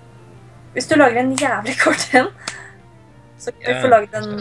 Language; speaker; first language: Norwegian; native; Norwegian